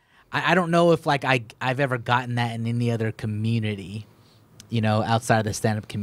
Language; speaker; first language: English; native; English